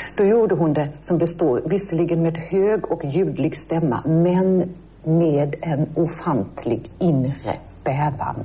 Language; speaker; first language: Swedish; native; Swedish